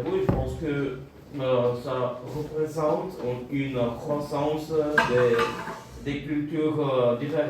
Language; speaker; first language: French; non-native, learner; Bulgarian